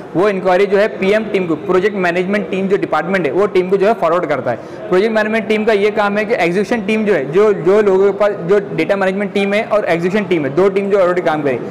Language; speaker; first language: Hindi; native; Hindi